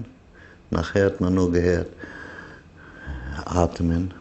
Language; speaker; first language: German; non-native, fluent; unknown